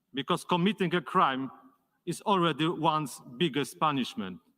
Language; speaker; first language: English; non-native, fluent; Polish